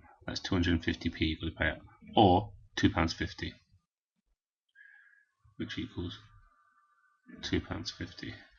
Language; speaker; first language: English; native; English